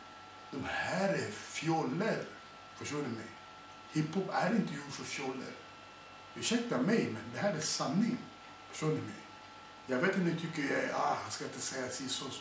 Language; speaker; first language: Swedish; non-native, fluent; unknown